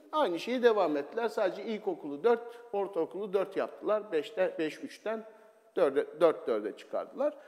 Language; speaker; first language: Turkish; native; Turkish